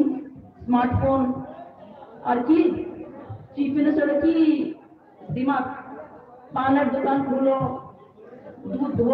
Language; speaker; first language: Bangla; non-native, local second language; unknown